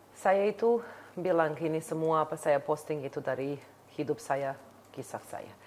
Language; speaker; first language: Indonesian; non-native, learner; Serbian